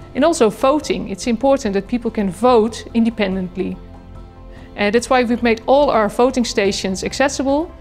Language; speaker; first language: English; non-native, fluent; Dutch